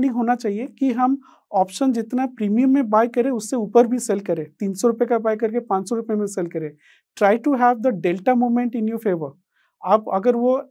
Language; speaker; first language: Hindi; non-native, local second language; Odia